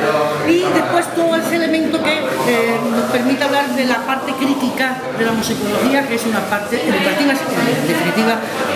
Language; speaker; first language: Spanish; native; Spanish